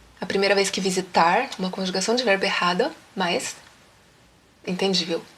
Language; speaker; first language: Portuguese; native; Portuguese